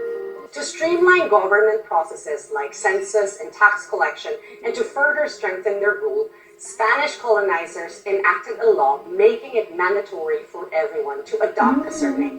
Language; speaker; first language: English; non-native, local second language; Filipino